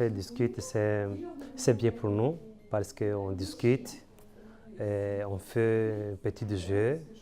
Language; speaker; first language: French; non-native, learner; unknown